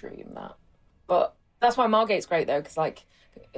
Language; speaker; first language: English; native; English